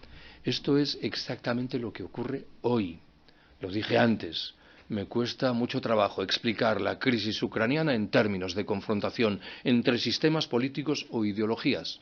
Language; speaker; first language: Spanish; native; Spanish